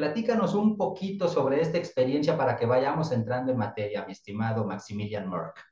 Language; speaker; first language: Spanish; native; Spanish